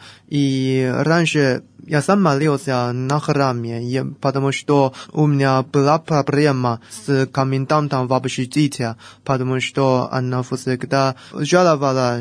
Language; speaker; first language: Russian; non-native, fluent; Chinese